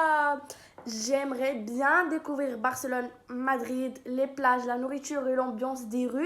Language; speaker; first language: French; non-native, local second language; Arabic